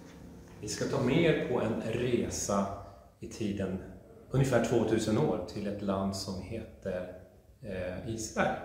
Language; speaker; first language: Swedish; native; Swedish